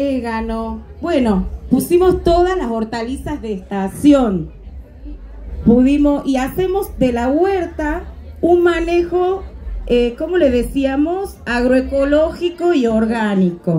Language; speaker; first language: Spanish; native; Spanish